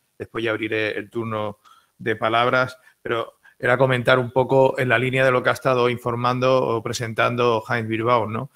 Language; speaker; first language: Spanish; native; Spanish